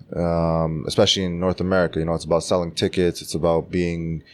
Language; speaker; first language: English; early bilingual, other home language; Czech